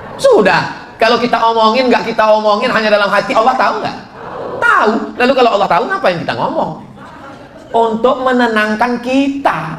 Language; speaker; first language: Indonesian; native; Indonesian